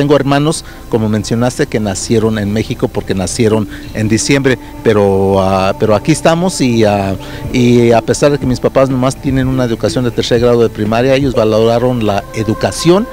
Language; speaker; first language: Spanish; early bilingual, heritage; Spanish